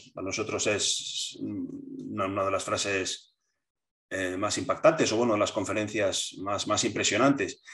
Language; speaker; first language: Spanish; native; Spanish